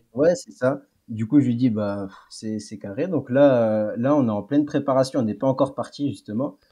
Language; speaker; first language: French; native; French